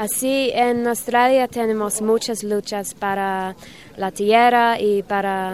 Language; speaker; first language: Spanish; non-native, learner; English